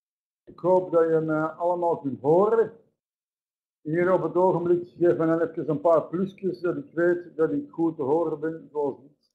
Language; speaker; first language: Dutch; native; Dutch